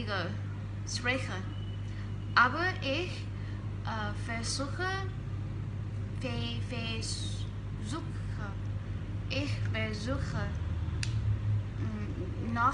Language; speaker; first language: German; non-native, learner; Vietnamese